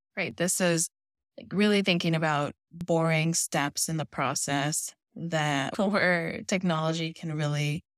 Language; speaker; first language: English; native; English